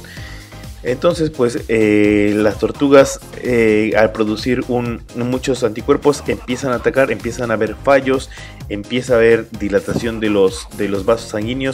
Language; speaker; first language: Spanish; native; Spanish